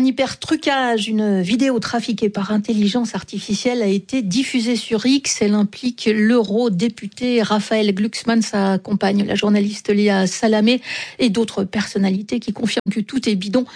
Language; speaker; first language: French; native; French